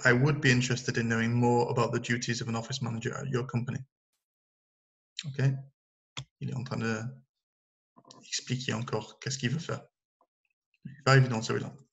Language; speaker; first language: English; native; English